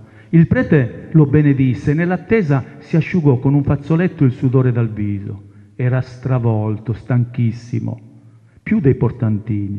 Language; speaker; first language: Italian; non-native, local second language; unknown